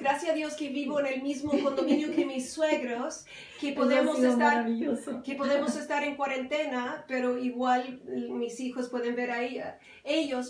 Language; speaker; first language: Spanish; non-native, fluent; English